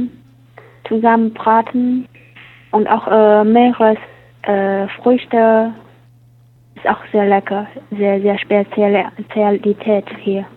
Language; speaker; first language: German; non-native, learner; Chinese